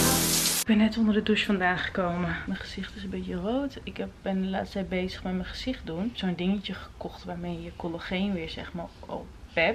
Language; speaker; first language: Dutch; native; Dutch